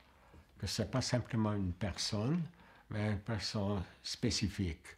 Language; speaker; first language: French; non-native, fluent; Hungarian